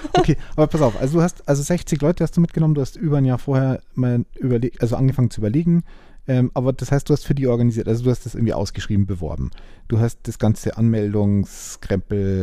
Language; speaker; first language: German; native; German